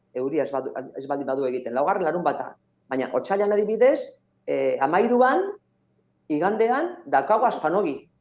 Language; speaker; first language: Basque; non-native, local second language; Spanish